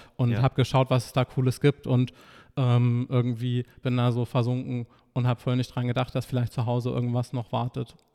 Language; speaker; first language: German; native; German